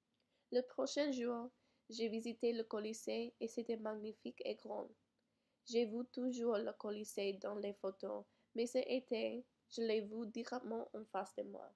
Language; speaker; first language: French; non-native, learner; English